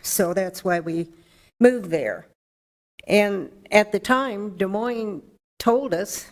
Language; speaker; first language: English; native; English